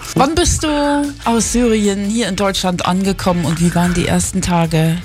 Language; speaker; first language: German; native; German